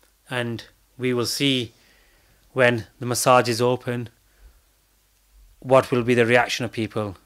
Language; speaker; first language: English; native; English